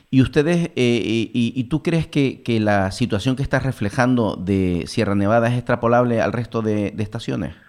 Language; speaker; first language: Spanish; native; Spanish